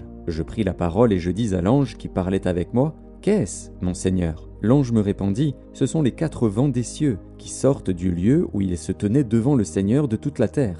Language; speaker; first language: French; native; French